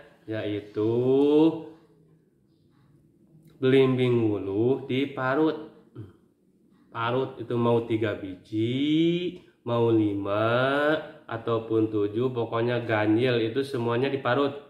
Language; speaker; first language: Indonesian; native; Indonesian